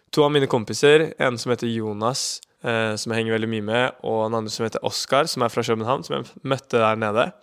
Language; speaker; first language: Norwegian; native; Norwegian